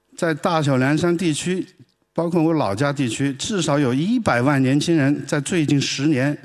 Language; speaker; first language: Chinese; native; Chinese